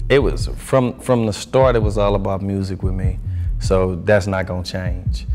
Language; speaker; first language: English; native; English